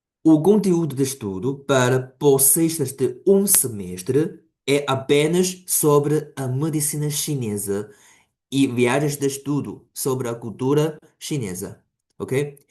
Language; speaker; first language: Portuguese; non-native, fluent; Chinese